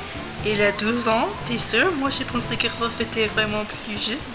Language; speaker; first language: French; non-native, learner; English